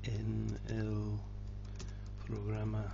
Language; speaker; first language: Spanish; non-native, fluent; English